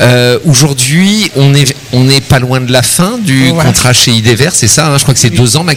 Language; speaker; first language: French; native; French